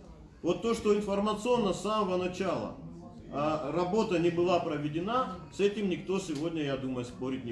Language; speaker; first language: Russian; native; Russian